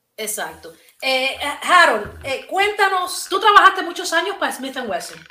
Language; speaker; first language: Spanish; native; Spanish